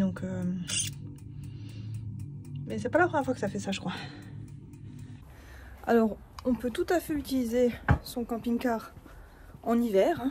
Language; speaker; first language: French; native; French